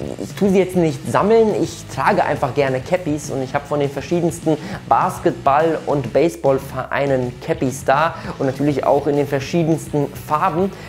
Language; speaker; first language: German; early bilingual, other home language; Polish